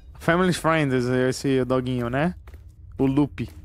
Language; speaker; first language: Portuguese; native; Portuguese